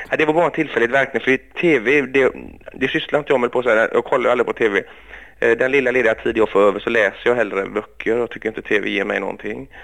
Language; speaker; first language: Swedish; early bilingual, other home language; Greek